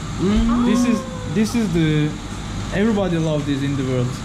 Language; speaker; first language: English; non-native, fluent; Turkish